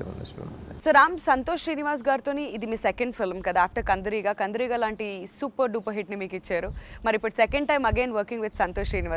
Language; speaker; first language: Telugu; native; Telugu